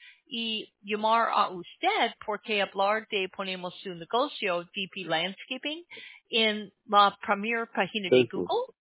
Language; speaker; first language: Spanish; non-native, learner; English